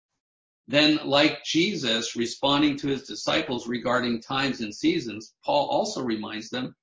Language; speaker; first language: English; native; English